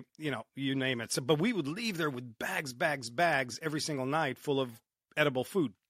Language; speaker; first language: English; early bilingual, other home language; Romanian